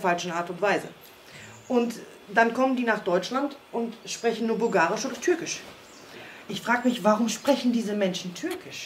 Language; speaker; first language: German; early bilingual, other home language; Croatian